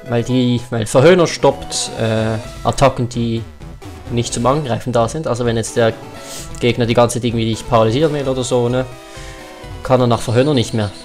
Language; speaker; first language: German; native; German